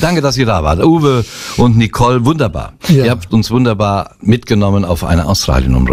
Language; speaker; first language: German; native; German